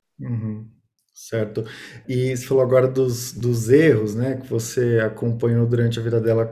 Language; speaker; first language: Portuguese; native; Portuguese